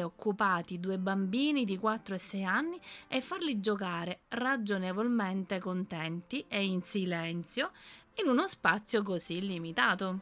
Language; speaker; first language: Italian; native; Italian